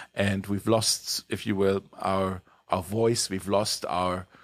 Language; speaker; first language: English; non-native, fluent; German